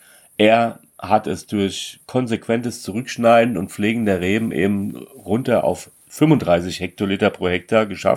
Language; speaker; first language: German; native; German